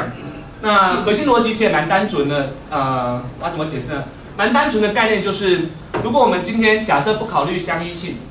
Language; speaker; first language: Chinese; native; Chinese